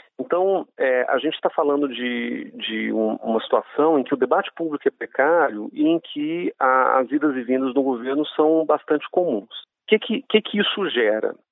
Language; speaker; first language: Portuguese; non-native, fluent; Hebrew